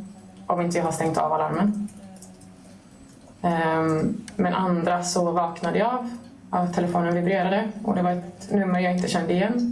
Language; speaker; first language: Swedish; native; Swedish